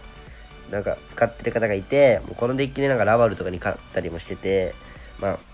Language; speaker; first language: Japanese; native; Japanese